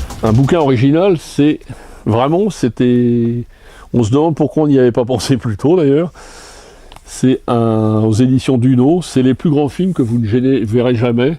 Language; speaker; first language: French; native; French